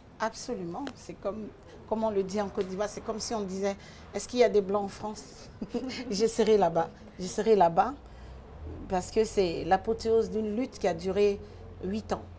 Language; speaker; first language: French; early bilingual, other home language; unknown